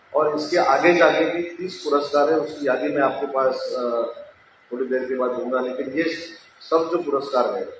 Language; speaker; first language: Hindi; non-native, local second language; Marathi